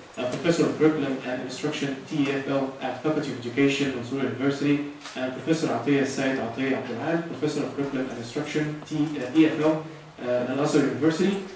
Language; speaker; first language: English; non-native, fluent; Arabic